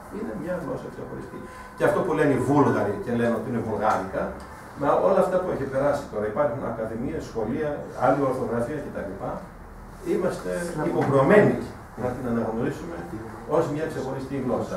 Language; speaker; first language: Greek; non-native, fluent; German